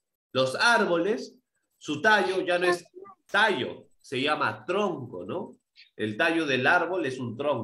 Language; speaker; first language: Spanish; native; Spanish